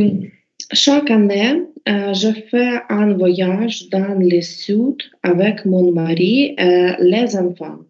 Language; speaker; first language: French; non-native, learner; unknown